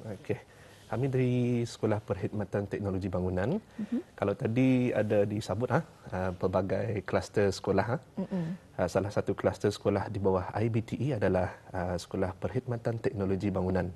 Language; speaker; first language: Malay; native; Malay